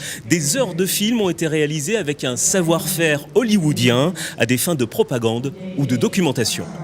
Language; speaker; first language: French; native; French